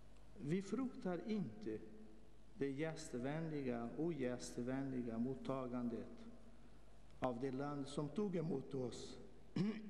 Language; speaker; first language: Swedish; non-native, fluent; Portuguese